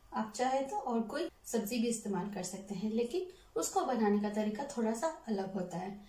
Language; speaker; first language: Hindi; non-native, local second language; Telugu